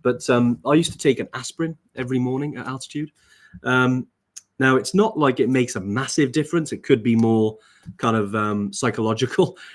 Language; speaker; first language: English; native; English